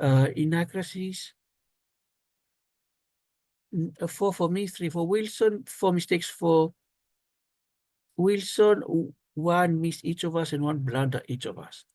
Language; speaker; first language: English; non-native, fluent; Greek